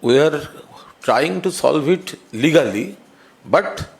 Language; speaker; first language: English; non-native, local second language; Bangla